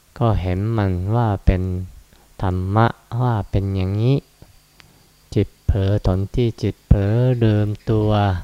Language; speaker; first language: Thai; non-native, fluent; Japanese